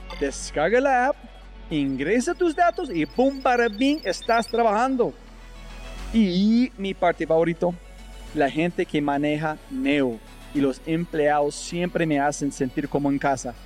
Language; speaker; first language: Spanish; non-native, fluent; English